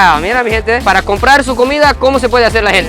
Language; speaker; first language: Spanish; non-native, fluent; English